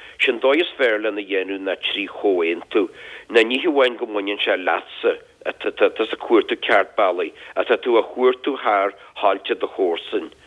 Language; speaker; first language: Irish; native; Irish